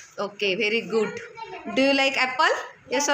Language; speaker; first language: English; non-native, local second language; Marathi